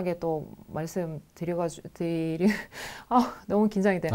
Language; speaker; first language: Korean; non-native, fluent; Russian